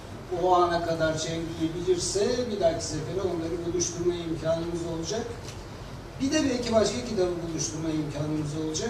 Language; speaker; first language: Turkish; native; Turkish